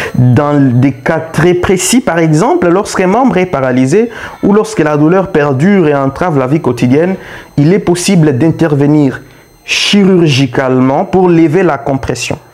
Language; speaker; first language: French; non-native, local second language; Luba-Lulua